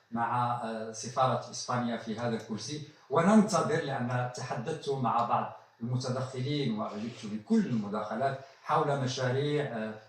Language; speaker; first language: Arabic; native; Arabic